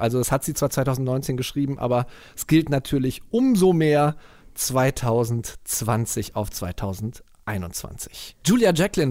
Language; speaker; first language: German; native; German